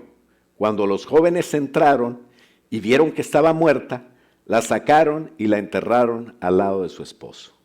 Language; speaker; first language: Spanish; native; Spanish